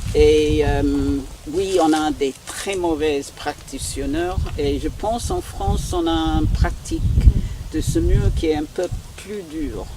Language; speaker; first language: French; non-native, fluent; English